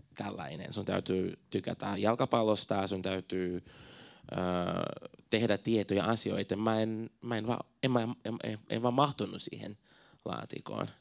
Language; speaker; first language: Finnish; non-native, fluent; Portuguese